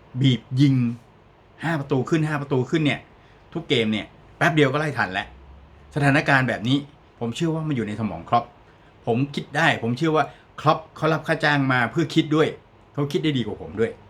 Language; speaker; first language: Thai; native; Thai